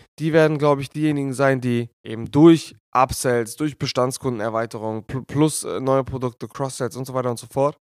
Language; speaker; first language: German; native; German